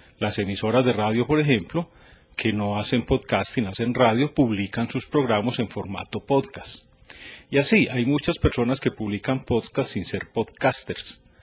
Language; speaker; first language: Spanish; native; Spanish